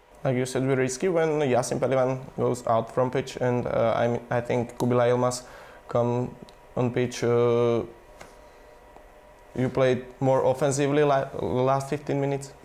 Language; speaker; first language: English; non-native, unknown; Slovak